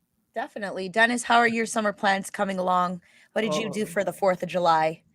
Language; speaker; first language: English; native; English